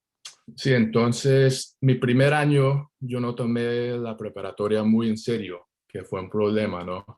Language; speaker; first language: Spanish; early bilingual, heritage; Spanish